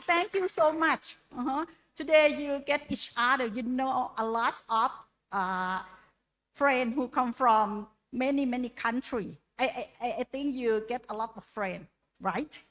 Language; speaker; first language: English; non-native, learner; Indonesian